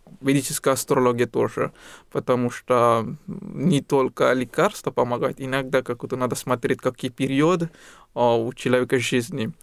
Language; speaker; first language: Russian; non-native, fluent; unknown